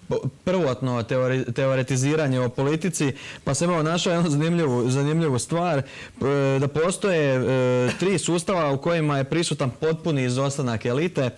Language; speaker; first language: Croatian; native; Croatian